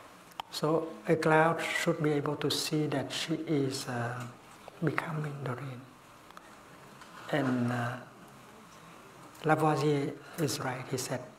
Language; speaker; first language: English; non-native, fluent; Vietnamese